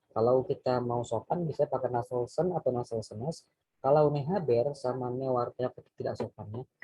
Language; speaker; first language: Indonesian; native; Indonesian